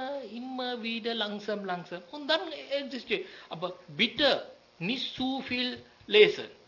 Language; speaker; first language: German; non-native, learner; Sinhala